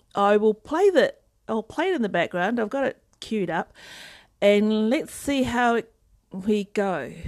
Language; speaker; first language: English; native; English